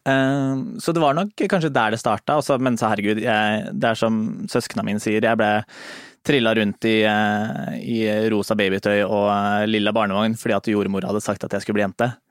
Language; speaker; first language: Norwegian; native; Norwegian